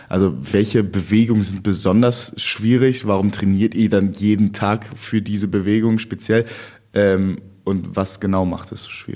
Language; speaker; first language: German; native; German